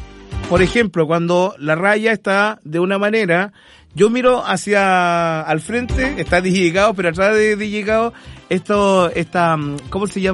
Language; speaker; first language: Spanish; native; Spanish